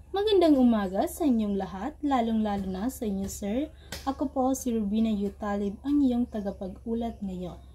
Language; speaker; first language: Filipino; non-native, local second language; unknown